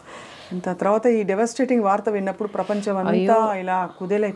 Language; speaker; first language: Telugu; native; Telugu